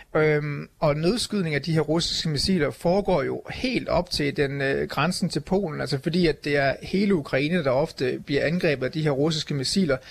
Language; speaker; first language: Danish; native; Danish